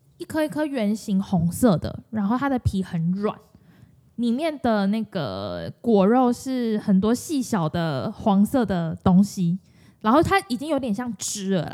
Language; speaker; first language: Chinese; native; Chinese